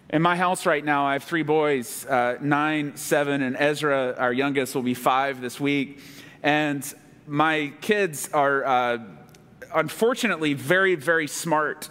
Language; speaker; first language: English; native; English